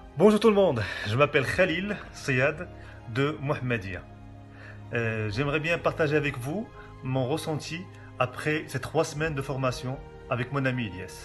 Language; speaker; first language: French; non-native, local second language; Arabic